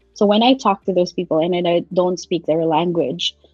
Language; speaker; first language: English; non-native, local second language; Cebuano